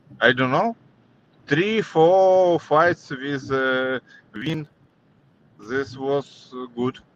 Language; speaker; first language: English; non-native, learner; Russian